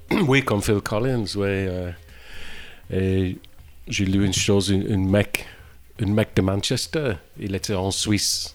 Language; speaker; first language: French; non-native, learner; English